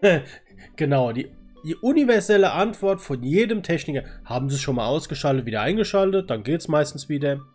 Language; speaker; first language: German; native; German